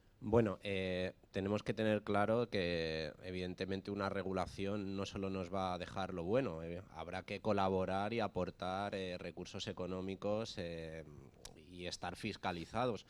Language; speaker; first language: Spanish; native; Spanish